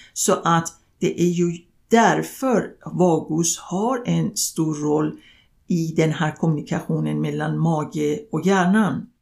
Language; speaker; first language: Swedish; non-native, fluent; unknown